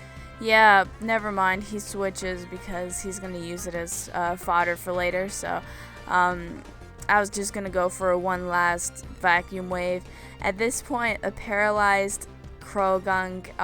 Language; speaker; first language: English; native; English